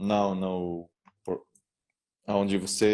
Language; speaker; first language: Portuguese; non-native, learner; Spanish